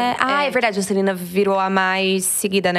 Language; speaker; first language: Portuguese; native; Portuguese